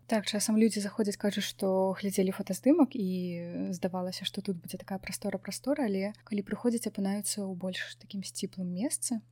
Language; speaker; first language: Belarusian; native; Belarusian